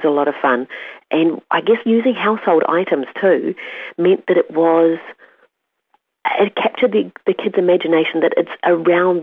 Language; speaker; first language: English; native; English